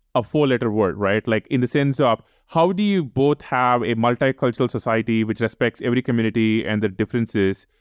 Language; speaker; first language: English; non-native, local second language; Tamil